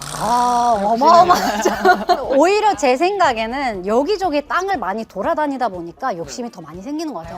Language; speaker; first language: Korean; non-native, fluent; Kazakh